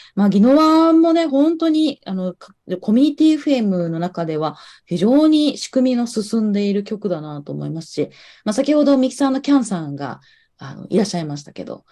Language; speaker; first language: Japanese; native; Japanese